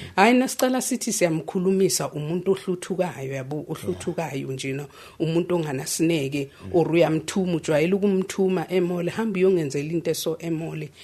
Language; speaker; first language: Zulu; native; Zulu